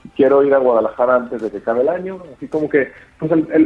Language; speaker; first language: Spanish; native; Spanish